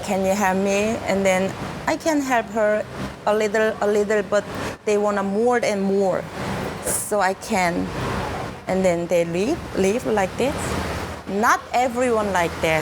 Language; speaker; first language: English; non-native, learner; Korean